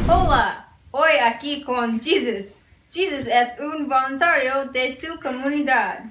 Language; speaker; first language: Spanish; non-native, learner; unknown